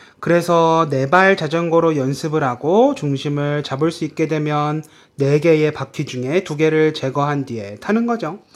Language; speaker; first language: Korean; native; Korean